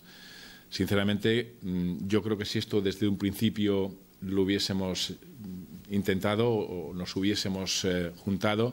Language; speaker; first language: Spanish; native; Spanish